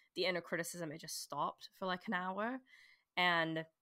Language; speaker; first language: English; native; English